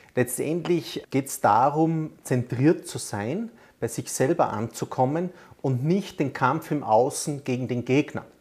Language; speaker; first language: German; native; German